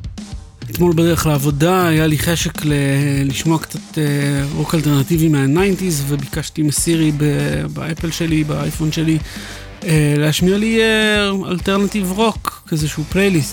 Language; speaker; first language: Hebrew; native; Hebrew